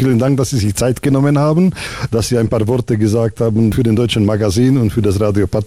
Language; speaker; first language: German; non-native, fluent; Slovak